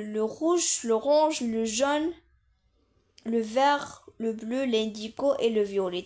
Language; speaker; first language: French; non-native, local second language; Arabic